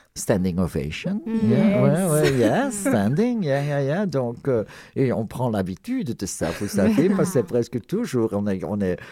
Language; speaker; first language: French; non-native, fluent; Dutch